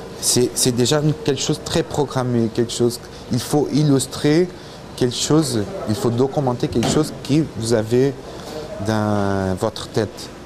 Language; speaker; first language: French; non-native, fluent; Portuguese